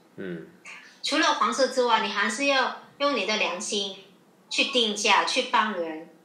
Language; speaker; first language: Chinese; non-native, local second language; Cantonese